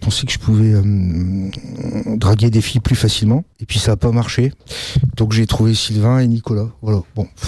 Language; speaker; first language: French; native; French